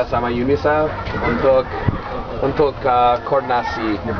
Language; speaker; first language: Indonesian; non-native, learner; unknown